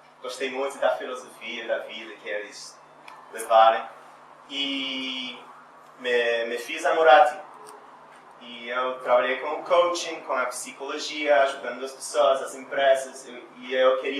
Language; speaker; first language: Portuguese; non-native, fluent; English